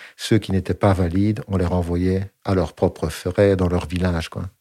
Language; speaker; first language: French; native; French